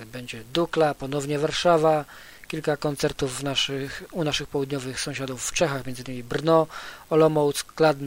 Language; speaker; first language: Polish; native; Polish